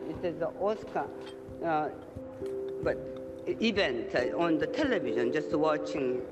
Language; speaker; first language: English; non-native, fluent; Korean